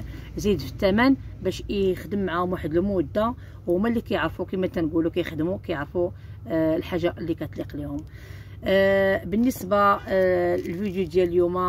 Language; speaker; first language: Arabic; native; Arabic